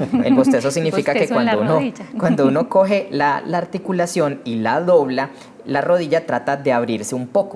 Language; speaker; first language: Spanish; native; Spanish